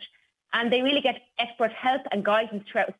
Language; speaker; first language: English; native; English